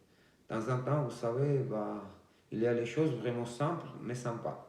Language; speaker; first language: French; non-native, learner; Georgian